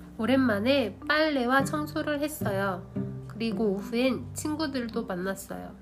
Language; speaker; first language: Korean; non-native, learner; Japanese